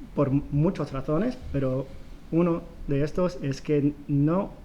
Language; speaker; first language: Spanish; non-native, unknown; English